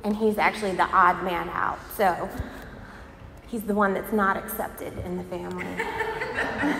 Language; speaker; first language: English; native; English